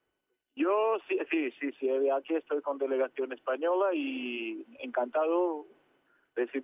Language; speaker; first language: Spanish; non-native, fluent; Georgian